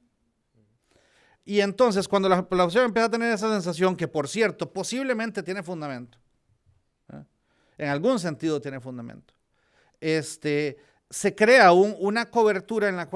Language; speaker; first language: Spanish; native; Spanish